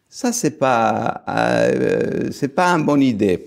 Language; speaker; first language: French; non-native, fluent; Italian